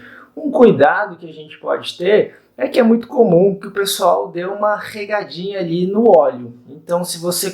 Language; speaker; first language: Portuguese; native; Portuguese